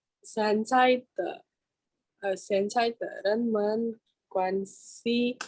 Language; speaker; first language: Chinese; non-native, fluent; Indonesian